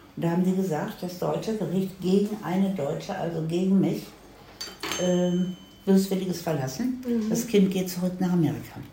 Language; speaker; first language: German; native; German